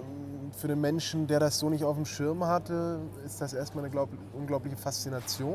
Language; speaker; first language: German; native; German